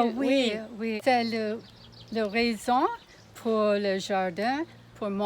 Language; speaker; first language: French; non-native, learner; English